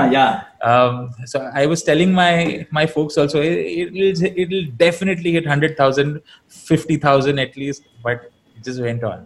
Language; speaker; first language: English; non-native, local second language; Malayalam